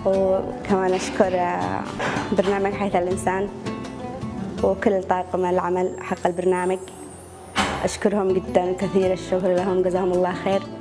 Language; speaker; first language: Arabic; native; Arabic